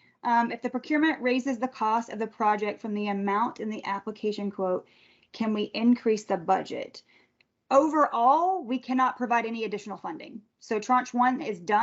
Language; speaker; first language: English; native; English